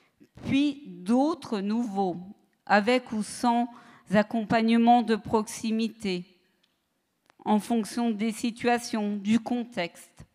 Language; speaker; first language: French; native; French